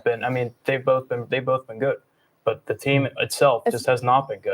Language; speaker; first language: English; native; English